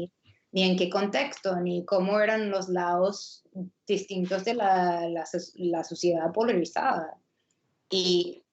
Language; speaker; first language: Spanish; non-native, fluent; English